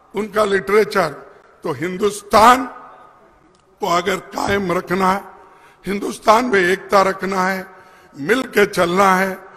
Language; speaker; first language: Hindi; non-native, local second language; Kannada